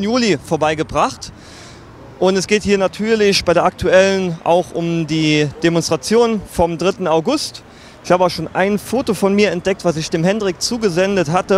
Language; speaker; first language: German; native; German